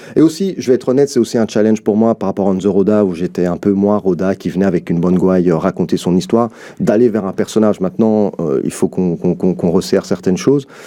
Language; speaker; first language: French; early bilingual, other home language; Arabic